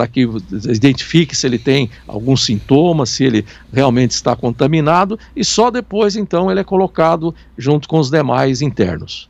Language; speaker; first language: Portuguese; native; Portuguese